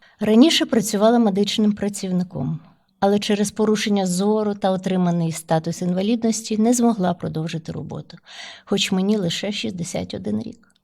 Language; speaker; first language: Ukrainian; non-native, local second language; Russian